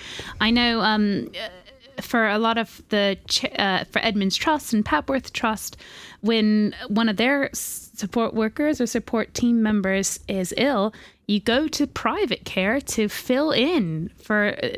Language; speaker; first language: English; native; English